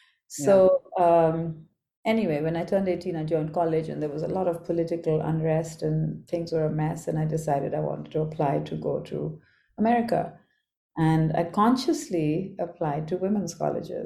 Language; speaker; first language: English; non-native, local second language; Bangla